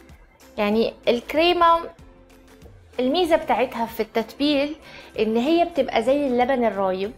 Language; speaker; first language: Arabic; native; Arabic